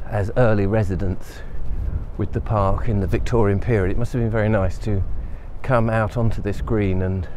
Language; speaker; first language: English; native; English